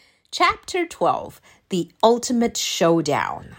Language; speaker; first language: English; non-native, fluent; Chinese